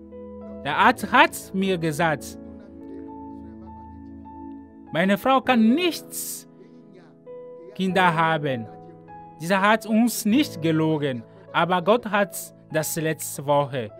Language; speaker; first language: German; non-native, fluent; Ewe